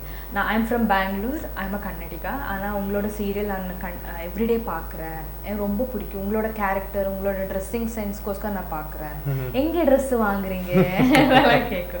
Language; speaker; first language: Tamil; non-native, learner; Kannada